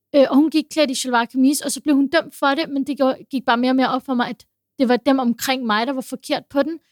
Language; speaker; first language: Danish; early bilingual, other home language; Urdu